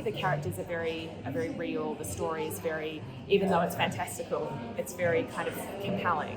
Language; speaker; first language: English; native; English